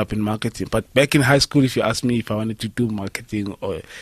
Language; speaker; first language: English; non-native, local second language; Northern Sotho